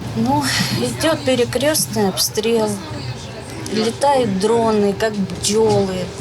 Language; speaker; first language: Russian; native; Russian